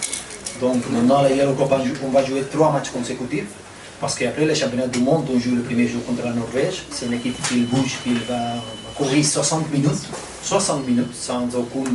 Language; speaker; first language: French; non-native, fluent; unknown